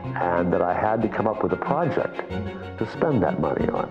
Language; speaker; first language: English; native; English